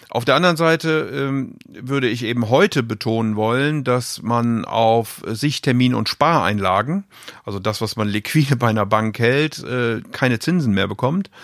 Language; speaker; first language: German; native; German